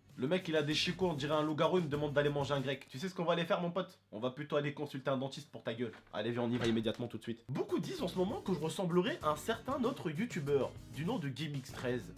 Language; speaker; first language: French; early bilingual, other home language; Arabic